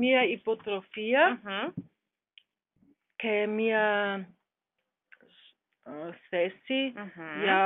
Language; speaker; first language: Greek; non-native, learner; German